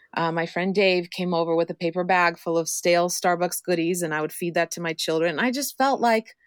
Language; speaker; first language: English; non-native, fluent; Croatian